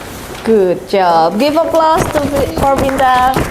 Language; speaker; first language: English; non-native, learner; Indonesian